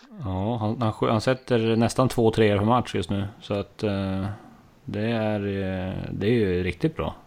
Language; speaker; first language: Swedish; native; Swedish